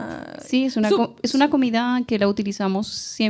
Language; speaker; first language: Spanish; native; Spanish